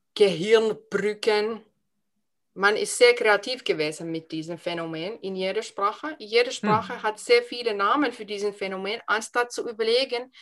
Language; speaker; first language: German; non-native, fluent; Finnish